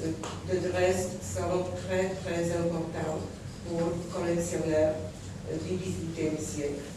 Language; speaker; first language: French; non-native, learner; Polish